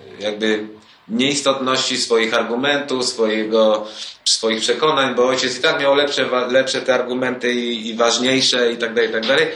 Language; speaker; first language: Polish; early bilingual, heritage; Polish